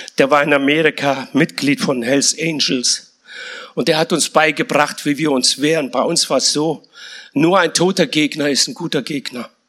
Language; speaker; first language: German; early bilingual, other home language; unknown